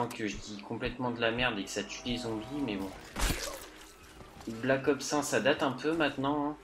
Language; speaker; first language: French; native; French